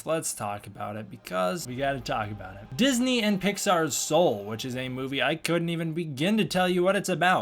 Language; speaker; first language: English; native; English